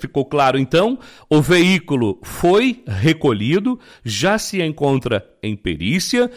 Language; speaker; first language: Portuguese; native; Portuguese